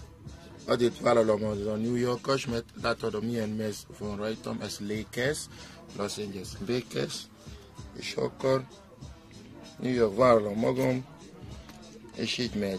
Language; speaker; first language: Hungarian; non-native, learner; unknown